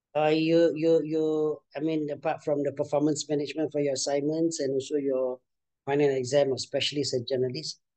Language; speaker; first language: English; non-native, local second language; Malay